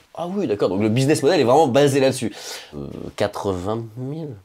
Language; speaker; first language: French; native; French